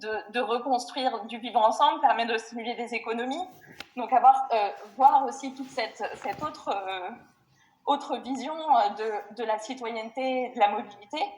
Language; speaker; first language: French; native; French